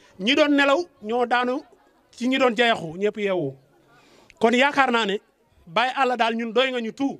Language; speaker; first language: Wolof; native; Wolof